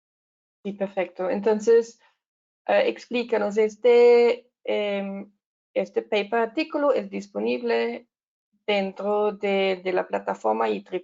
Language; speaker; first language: Spanish; non-native, learner; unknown